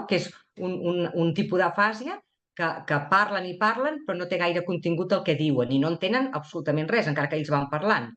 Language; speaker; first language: Catalan; native; Catalan